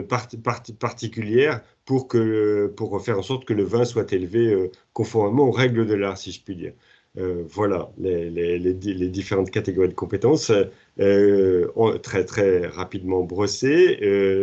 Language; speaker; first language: French; native; French